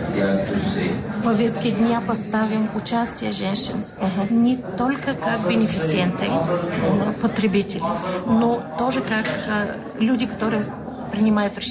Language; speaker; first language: Russian; non-native, learner; Bulgarian